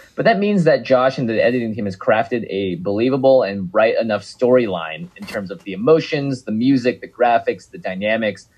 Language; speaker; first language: English; native; English